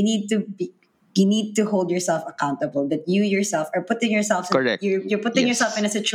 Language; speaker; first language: English; non-native, local second language; Filipino